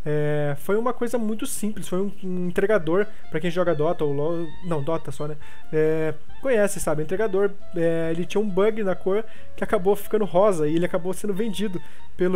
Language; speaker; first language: Portuguese; native; Portuguese